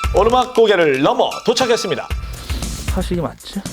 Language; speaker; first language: Korean; native; Korean